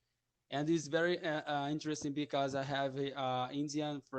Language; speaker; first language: English; non-native, learner; Portuguese